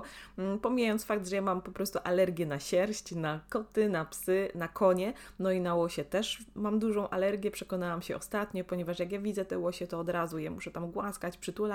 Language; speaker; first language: Polish; native; Polish